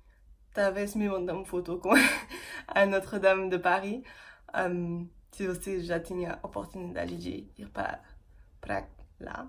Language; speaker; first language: Portuguese; non-native, fluent; French